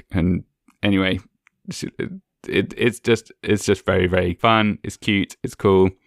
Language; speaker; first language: English; native; English